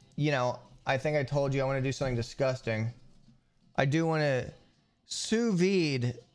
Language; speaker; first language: English; native; English